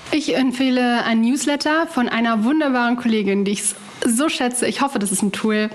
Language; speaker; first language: German; early bilingual, other home language; Arabic